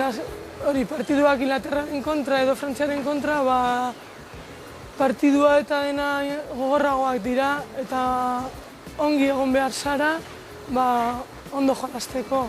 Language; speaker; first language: Basque; non-native, local second language; Spanish